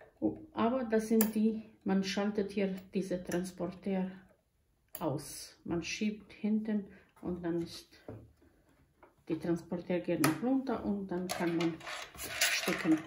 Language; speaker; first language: German; non-native, learner; Croatian